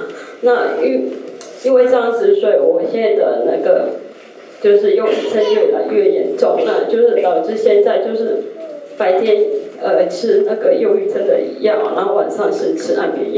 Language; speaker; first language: Chinese; non-native, fluent; Vietnamese